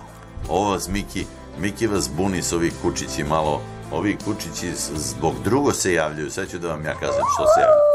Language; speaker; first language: Serbian; native; Serbian